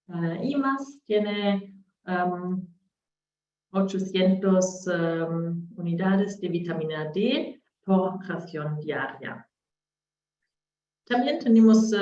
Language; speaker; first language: Spanish; non-native, learner; German